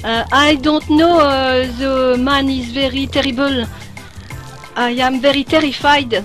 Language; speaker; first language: English; non-native, learner; French